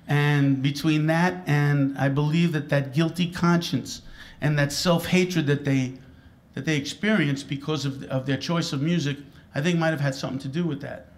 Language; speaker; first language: English; native; English